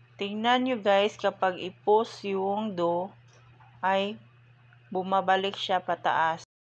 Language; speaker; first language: Filipino; non-native, local second language; Cebuano